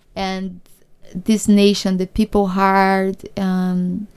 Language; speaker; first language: English; non-native, learner; Portuguese